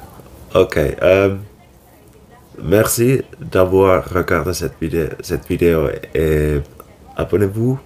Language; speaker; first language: French; non-native, learner; Finnish